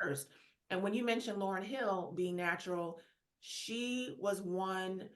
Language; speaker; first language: English; native; English